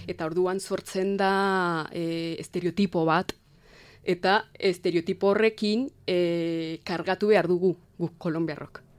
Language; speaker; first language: Basque; non-native, fluent; Spanish